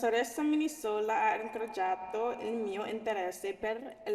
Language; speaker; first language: Italian; non-native, learner; English